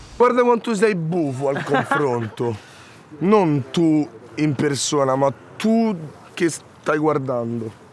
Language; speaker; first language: Italian; native; Italian